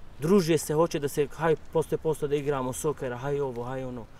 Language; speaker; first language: Croatian; non-native, learner; Kurdish